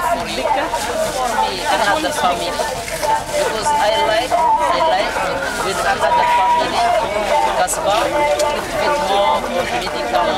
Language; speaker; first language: English; non-native, learner; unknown